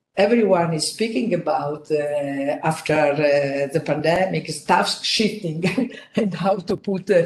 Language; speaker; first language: English; non-native, fluent; Italian